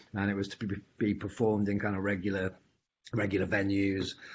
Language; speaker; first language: English; native; English